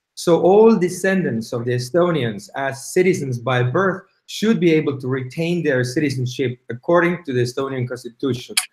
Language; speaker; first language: English; non-native, fluent; Estonian